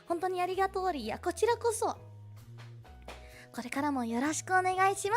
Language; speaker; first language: Japanese; non-native, learner; Indonesian